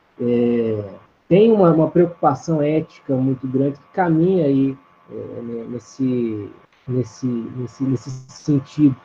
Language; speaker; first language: Portuguese; native; Portuguese